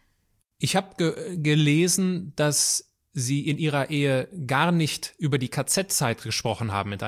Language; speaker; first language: German; native; German